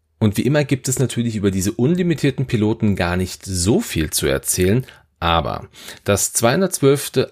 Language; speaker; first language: German; native; German